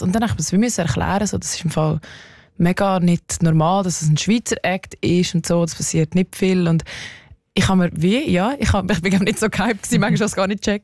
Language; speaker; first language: German; native; German